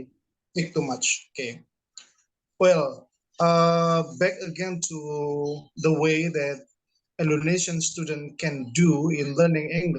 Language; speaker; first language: English; non-native, fluent; Indonesian